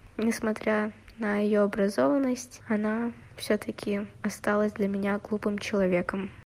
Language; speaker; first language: Russian; native; Russian